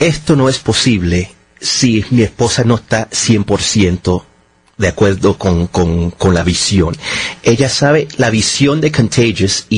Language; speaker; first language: Spanish; early bilingual, heritage; Spanish